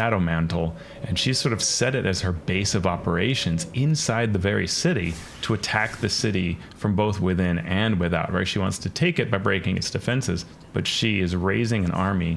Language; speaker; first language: English; native; English